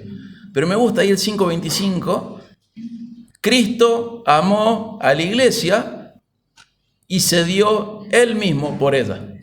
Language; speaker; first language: Spanish; native; Spanish